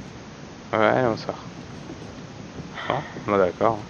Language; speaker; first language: French; native; French